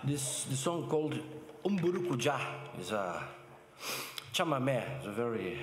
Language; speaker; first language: English; non-native, learner; Portuguese